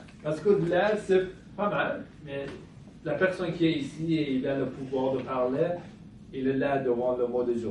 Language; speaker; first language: French; non-native, fluent; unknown